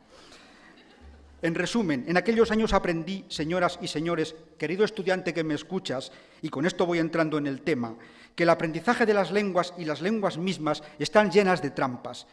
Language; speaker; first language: Spanish; native; Spanish